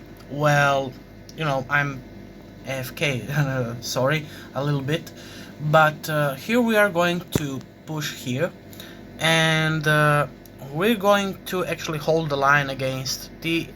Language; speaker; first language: English; non-native, fluent; Croatian